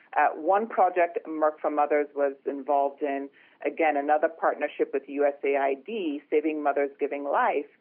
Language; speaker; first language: English; non-native, local second language; Yoruba